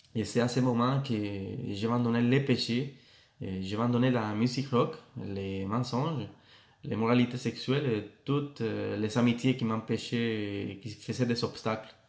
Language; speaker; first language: French; non-native, fluent; Spanish